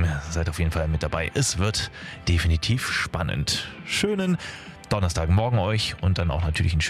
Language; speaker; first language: German; native; German